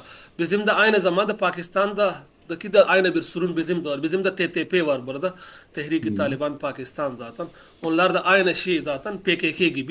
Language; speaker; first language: Turkish; non-native, learner; Urdu